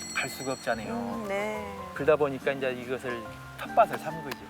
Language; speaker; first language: Korean; native; Korean